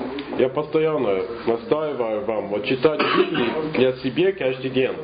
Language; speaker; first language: Russian; non-native, fluent; English